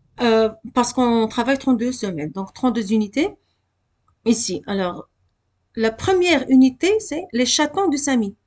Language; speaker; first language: French; non-native, local second language; Arabic